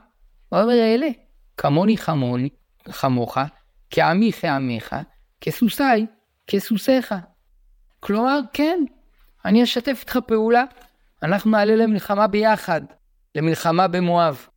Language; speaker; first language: Hebrew; native; Hebrew